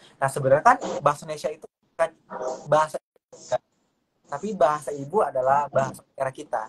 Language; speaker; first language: Indonesian; non-native, local second language; Malay